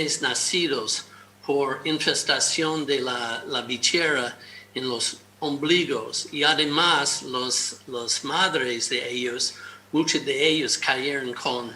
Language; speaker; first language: Spanish; non-native, fluent; English